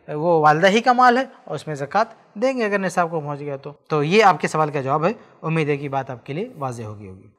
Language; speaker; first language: Urdu; native; Urdu